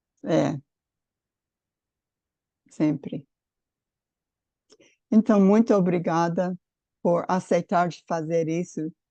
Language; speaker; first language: Portuguese; non-native, fluent; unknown